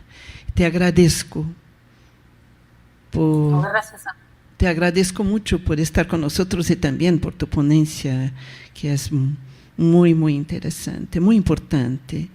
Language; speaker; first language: Spanish; non-native, fluent; Portuguese